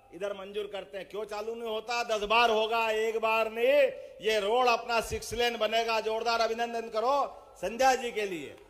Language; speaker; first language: Hindi; native; Hindi